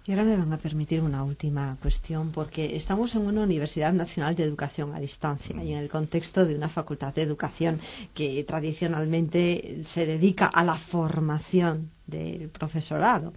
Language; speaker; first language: Spanish; native; Spanish